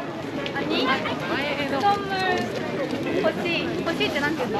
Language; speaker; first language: Korean; non-native, learner; Japanese